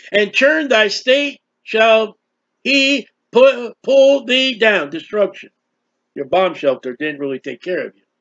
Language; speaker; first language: English; native; English